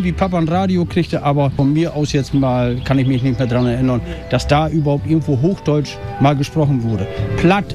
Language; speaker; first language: German; non-native, local second language; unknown